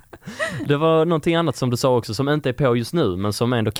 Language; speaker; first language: Swedish; native; Swedish